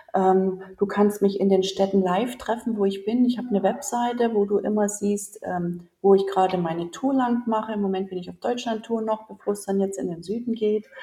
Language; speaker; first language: German; native; German